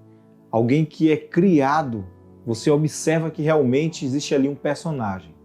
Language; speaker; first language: Portuguese; native; Portuguese